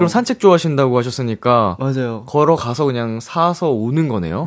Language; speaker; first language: Korean; native; Korean